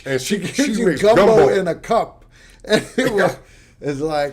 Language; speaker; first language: English; native; English